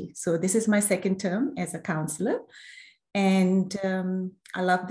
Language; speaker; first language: English; non-native, local second language; Urdu